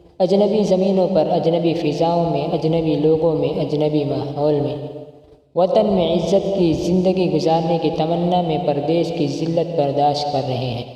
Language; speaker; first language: Urdu; non-native, local second language; Punjabi